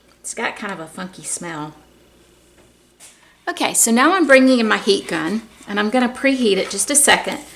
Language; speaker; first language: English; native; English